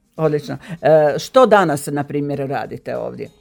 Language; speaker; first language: Croatian; native; Croatian